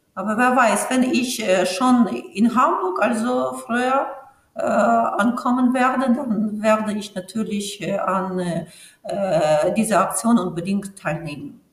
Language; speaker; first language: German; non-native, fluent; Ukrainian